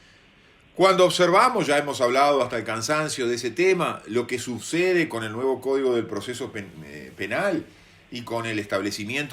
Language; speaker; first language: Spanish; native; Spanish